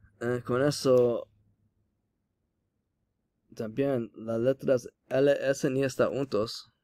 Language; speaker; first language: Spanish; non-native, learner; English